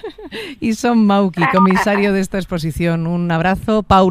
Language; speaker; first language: Spanish; native; Spanish